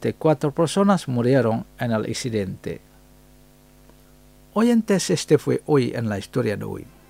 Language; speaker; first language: Spanish; non-native, fluent; Indonesian